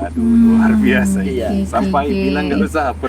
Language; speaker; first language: Indonesian; non-native, fluent; Arabic